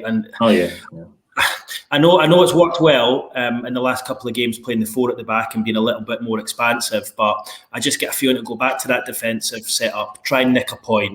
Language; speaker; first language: English; native; English